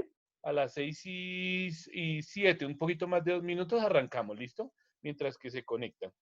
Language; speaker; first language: Spanish; native; Spanish